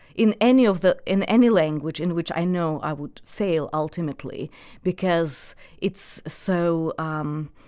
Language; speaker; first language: English; non-native, fluent; Russian